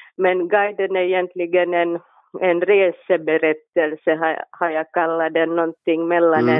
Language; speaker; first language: Swedish; native; Swedish